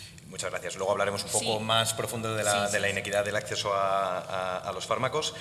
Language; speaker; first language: Spanish; native; Spanish